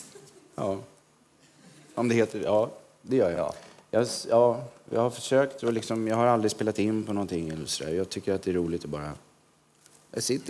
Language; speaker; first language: Swedish; native; Swedish